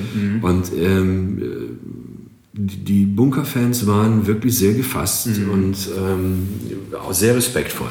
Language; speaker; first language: German; non-native, fluent; Greek